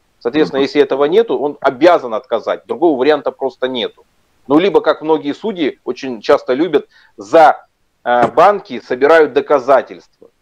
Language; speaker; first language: Russian; native; Russian